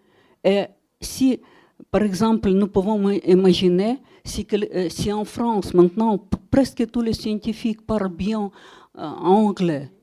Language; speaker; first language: French; non-native, fluent; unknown